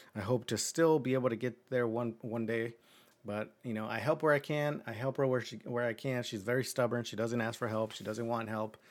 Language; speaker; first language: English; early bilingual, other home language; Spanish